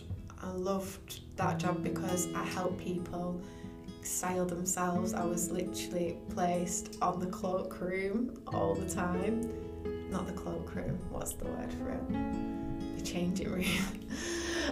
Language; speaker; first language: English; native; English